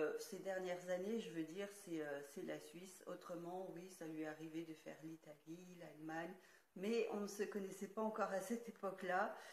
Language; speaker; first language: French; native; French